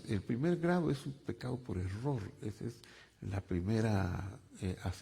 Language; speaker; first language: Spanish; native; Spanish